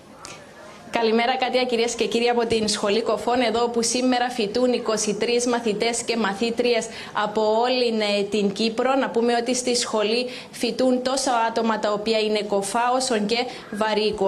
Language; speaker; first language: Greek; native; Greek